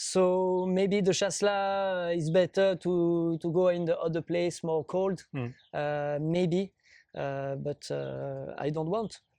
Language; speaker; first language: English; non-native, learner; French